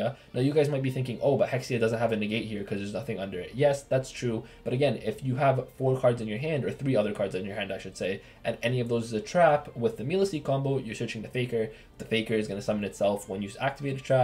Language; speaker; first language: English; native; English